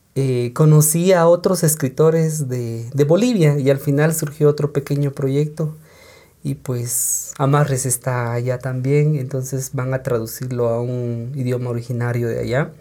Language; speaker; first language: Spanish; non-native, local second language; Kaqchikel